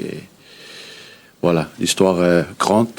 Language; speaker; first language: French; early bilingual, heritage; Danish